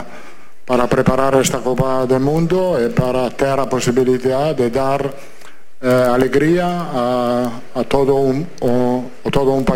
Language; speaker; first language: Portuguese; non-native, fluent; Italian